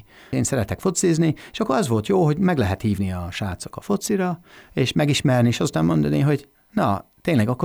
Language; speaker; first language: Hungarian; non-native, fluent; English